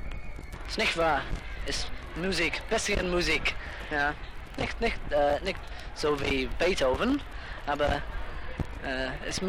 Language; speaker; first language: German; non-native, learner; English